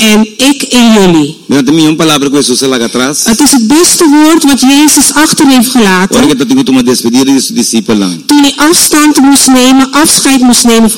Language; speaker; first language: Dutch; non-native, local second language; Papiamento